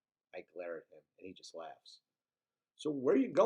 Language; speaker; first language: English; native; English